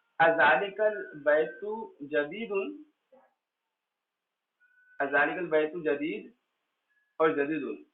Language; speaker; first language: Arabic; non-native, fluent; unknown